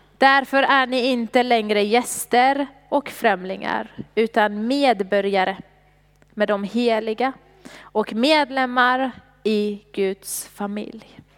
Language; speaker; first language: Swedish; non-native, fluent; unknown